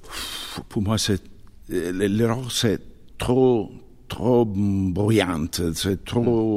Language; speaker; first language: French; non-native, fluent; Italian